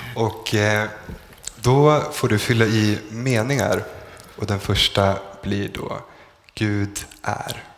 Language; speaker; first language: Swedish; native; Swedish